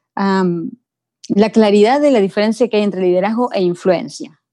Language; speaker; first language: Spanish; native; Spanish